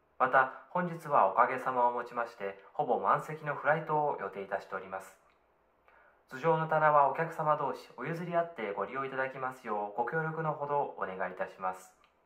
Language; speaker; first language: Japanese; native; Japanese